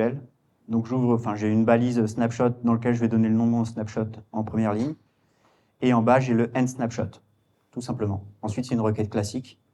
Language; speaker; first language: French; native; French